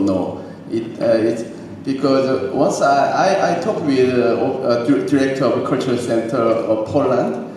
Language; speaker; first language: English; non-native, learner; Korean